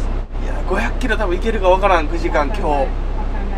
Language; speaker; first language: Japanese; native; Japanese